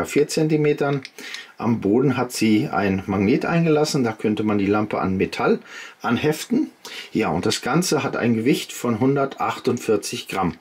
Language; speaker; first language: German; native; German